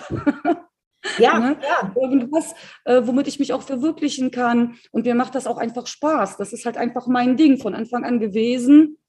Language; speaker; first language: German; early bilingual, other home language; Polish